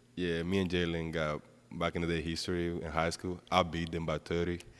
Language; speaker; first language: English; non-native, learner; Spanish